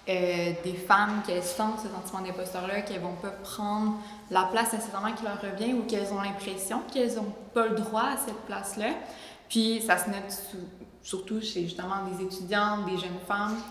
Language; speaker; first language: French; native; French